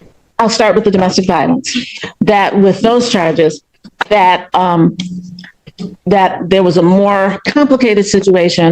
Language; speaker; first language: English; native; English